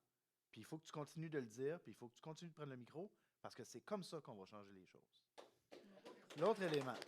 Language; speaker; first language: French; native; French